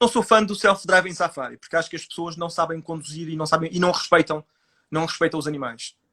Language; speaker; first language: Portuguese; native; Portuguese